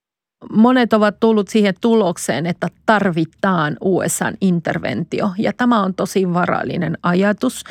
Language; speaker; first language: Finnish; non-native, fluent; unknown